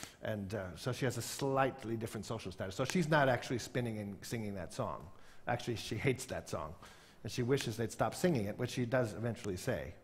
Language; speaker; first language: English; native; English